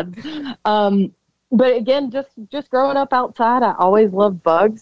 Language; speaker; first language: English; native; English